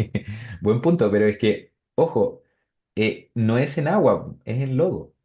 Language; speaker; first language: Spanish; native; Spanish